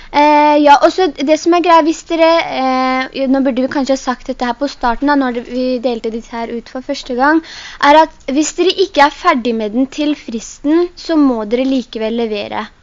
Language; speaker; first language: Norwegian; early bilingual, other home language; Urdu